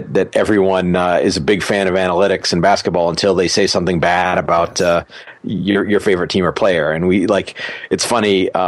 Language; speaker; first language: English; native; English